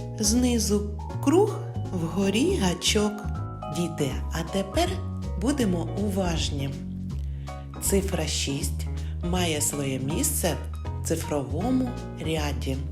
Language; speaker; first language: Ukrainian; native; Ukrainian